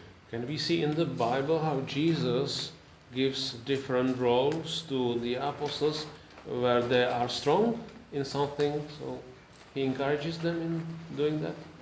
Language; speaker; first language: English; non-native, fluent; Czech